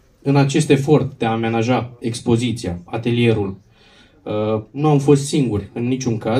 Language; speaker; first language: Romanian; native; Romanian